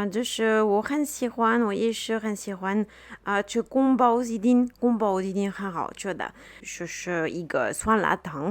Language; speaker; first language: Chinese; non-native, learner; French